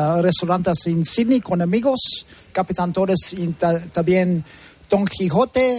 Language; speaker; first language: Spanish; early bilingual, heritage; English